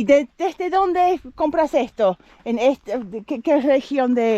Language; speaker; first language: Spanish; non-native, learner; English